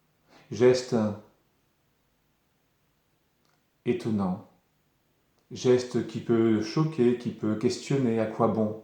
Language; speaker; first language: French; native; French